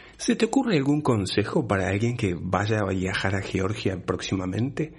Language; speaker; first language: Spanish; native; Spanish